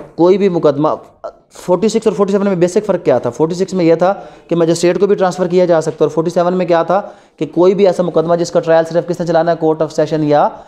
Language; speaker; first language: Urdu; non-native, local second language; Punjabi